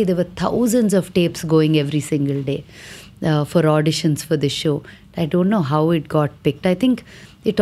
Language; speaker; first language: English; non-native, local second language; Telugu